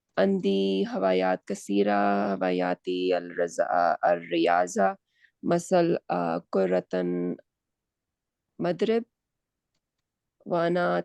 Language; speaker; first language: Arabic; non-native, learner; Urdu